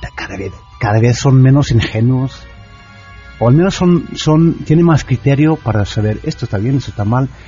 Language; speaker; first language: Spanish; non-native, fluent; English